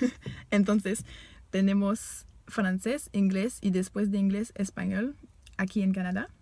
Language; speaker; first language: Spanish; non-native, fluent; French